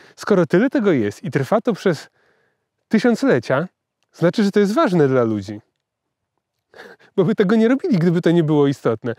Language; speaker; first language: Polish; native; Polish